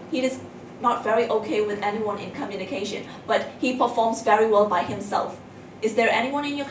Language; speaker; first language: English; non-native, fluent; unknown